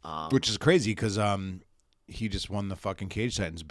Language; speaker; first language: English; native; English